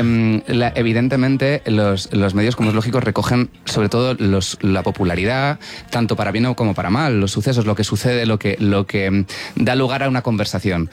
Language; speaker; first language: Spanish; native; Spanish